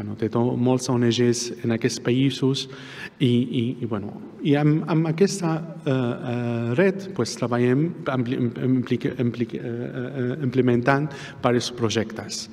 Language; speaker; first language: Catalan; non-native, fluent; Arabic